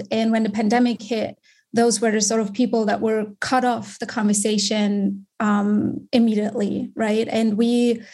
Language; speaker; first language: English; non-native, fluent; German